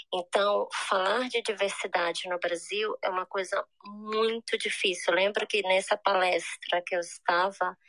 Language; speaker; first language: Portuguese; native; Portuguese